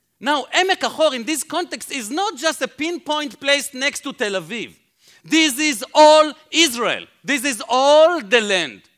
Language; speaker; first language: English; non-native, fluent; Hebrew